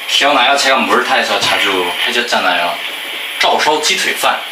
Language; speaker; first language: Korean; non-native, fluent; Chinese